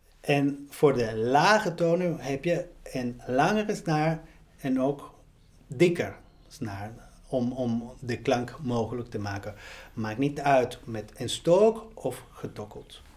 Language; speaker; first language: Dutch; non-native, fluent; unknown